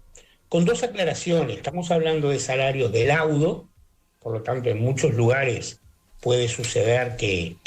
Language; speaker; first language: Spanish; native; Spanish